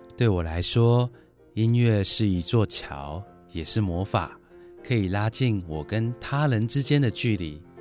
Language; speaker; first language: Chinese; native; Chinese